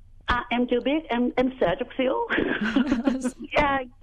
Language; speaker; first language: Vietnamese; early bilingual, heritage; Vietnamese